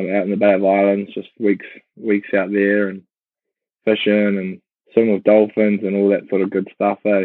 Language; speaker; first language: English; native; English